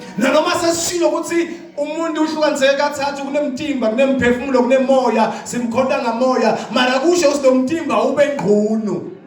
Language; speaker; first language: Zulu; non-native, local second language; Swati